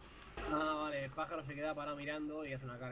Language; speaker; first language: Spanish; native; Spanish